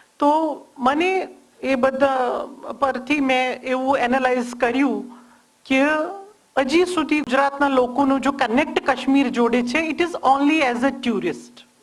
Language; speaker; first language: Gujarati; non-native, local second language; Kashmiri